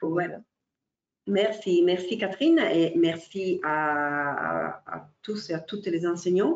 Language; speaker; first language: French; non-native, fluent; Italian